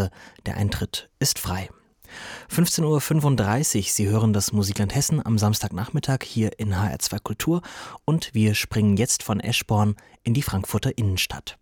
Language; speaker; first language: German; native; German